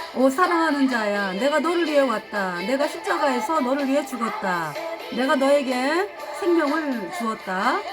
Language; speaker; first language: Korean; native; Korean